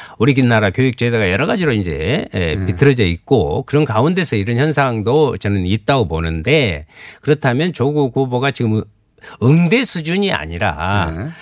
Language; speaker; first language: Korean; native; Korean